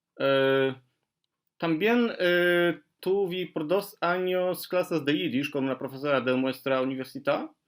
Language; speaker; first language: Spanish; non-native, learner; Polish